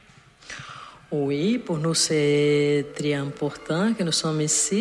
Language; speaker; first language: French; non-native, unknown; Portuguese